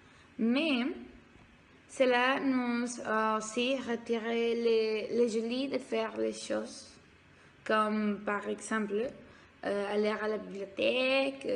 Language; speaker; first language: French; non-native, learner; Spanish